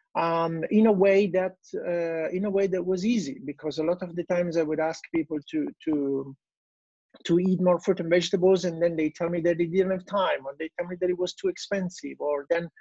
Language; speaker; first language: English; non-native, fluent; Italian